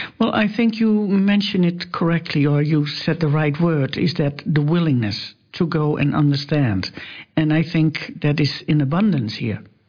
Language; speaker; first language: English; non-native, fluent; Dutch